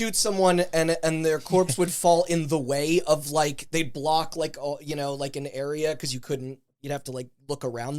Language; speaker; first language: English; native; English